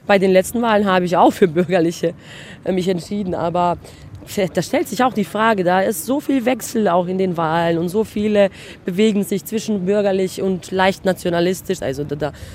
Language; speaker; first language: German; early bilingual, heritage; Bosnian